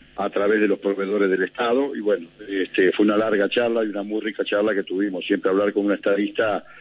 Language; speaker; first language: Spanish; native; Spanish